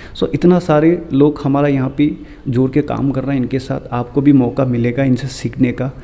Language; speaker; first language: Hindi; non-native, local second language; Assamese